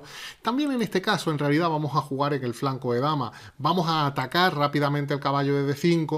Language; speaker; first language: Spanish; native; Spanish